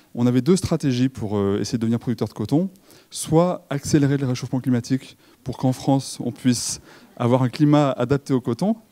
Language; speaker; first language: French; native; French